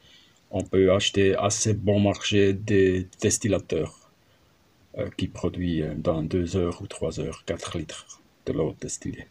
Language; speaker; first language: French; non-native, learner; German